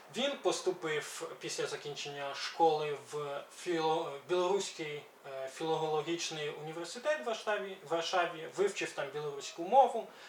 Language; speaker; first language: Ukrainian; early bilingual, other home language; Belarusian